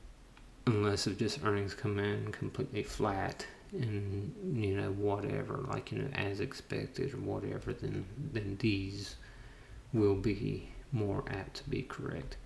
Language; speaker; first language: English; native; English